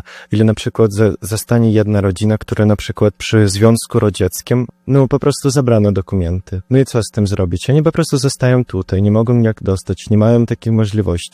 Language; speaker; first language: Polish; early bilingual, heritage; Russian